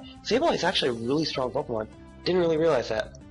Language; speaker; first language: English; native; English